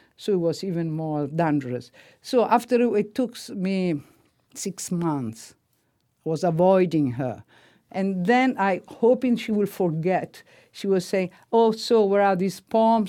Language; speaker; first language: English; non-native, fluent; Italian